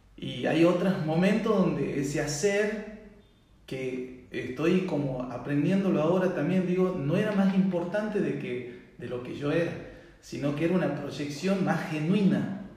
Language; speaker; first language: Spanish; native; Spanish